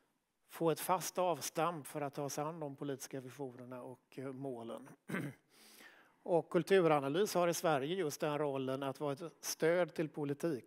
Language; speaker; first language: Swedish; native; Swedish